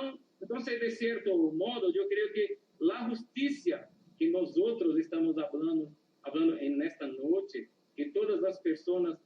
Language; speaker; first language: Spanish; non-native, learner; Portuguese